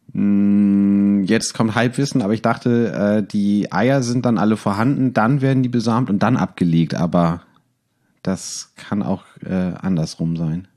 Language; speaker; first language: German; native; German